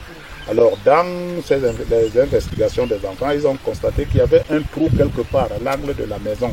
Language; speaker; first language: French; non-native, local second language; Basaa